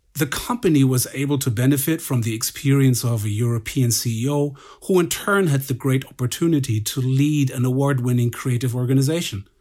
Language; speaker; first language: English; non-native, fluent; German